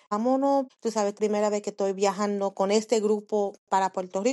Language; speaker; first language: Spanish; early bilingual, heritage; Spanish